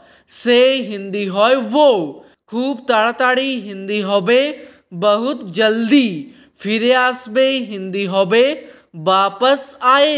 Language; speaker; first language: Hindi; non-native, fluent; Bangla